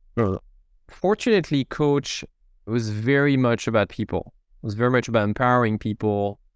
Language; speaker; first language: English; non-native, fluent; French